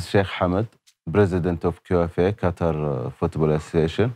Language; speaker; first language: English; non-native, learner; Arabic